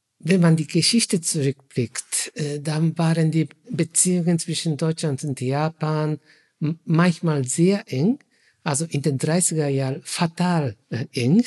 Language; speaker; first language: German; non-native, fluent; Japanese